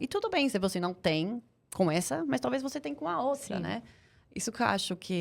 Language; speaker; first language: Portuguese; non-native, fluent; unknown